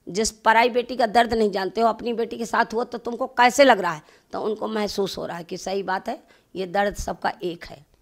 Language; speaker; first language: Hindi; native; Hindi